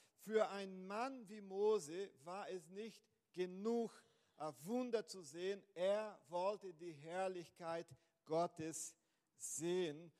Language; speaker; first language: German; non-native, fluent; Portuguese